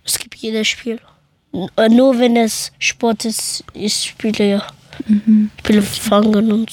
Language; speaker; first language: German; early bilingual, other home language; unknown